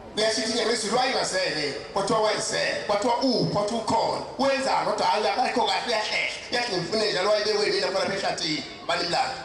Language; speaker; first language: Zulu; native; Zulu